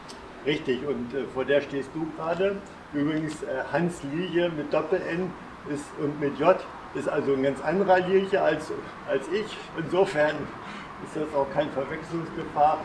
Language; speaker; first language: German; native; German